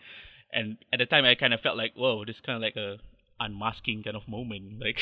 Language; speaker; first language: English; non-native, local second language; Malay